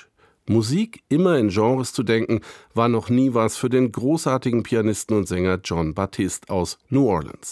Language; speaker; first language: German; native; German